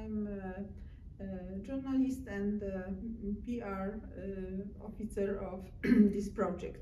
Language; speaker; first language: English; non-native, learner; Polish